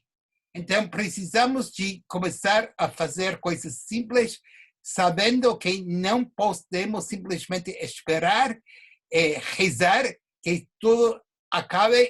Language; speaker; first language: Portuguese; non-native, fluent; English